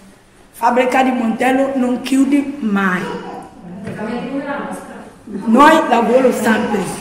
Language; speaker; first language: Italian; non-native, learner; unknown